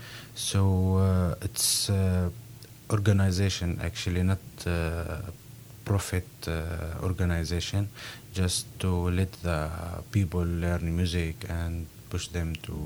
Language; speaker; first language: English; non-native, learner; Arabic